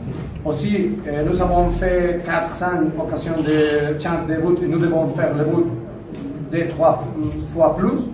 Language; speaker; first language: French; non-native, learner; Spanish